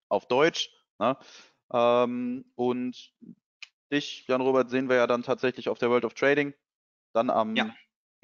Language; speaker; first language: German; native; German